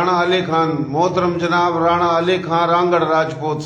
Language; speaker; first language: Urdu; non-native, local second language; Haryanvi